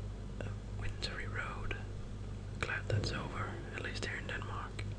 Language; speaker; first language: English; non-native, fluent; Danish